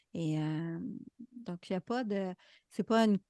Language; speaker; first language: French; native; French